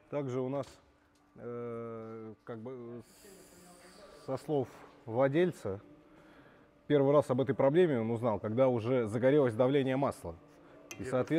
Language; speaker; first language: Russian; native; Russian